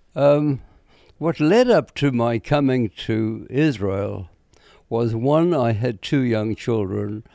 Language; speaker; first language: English; native; English